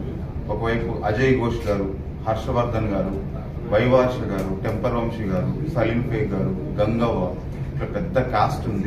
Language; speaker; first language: Telugu; native; Telugu